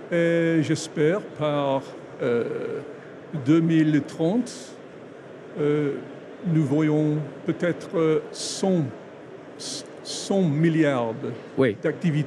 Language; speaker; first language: French; non-native, learner; English